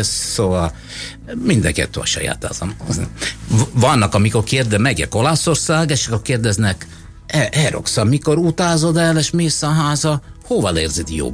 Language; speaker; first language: Hungarian; non-native, learner; Italian